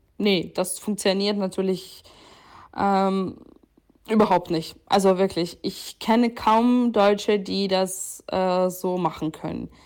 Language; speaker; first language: German; non-native, fluent; Ukrainian